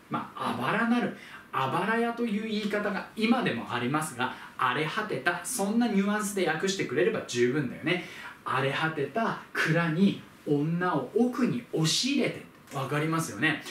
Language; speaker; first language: Japanese; native; Japanese